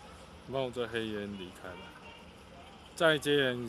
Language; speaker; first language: Chinese; native; Chinese